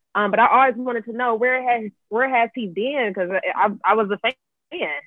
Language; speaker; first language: English; native; English